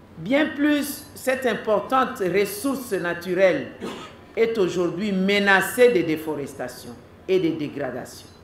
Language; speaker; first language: French; non-native, local second language; Lingala